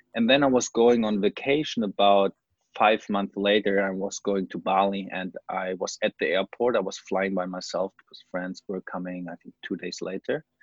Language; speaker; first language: English; non-native, fluent; German